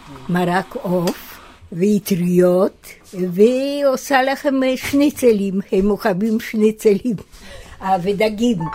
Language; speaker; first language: Hebrew; non-native, fluent; Yiddish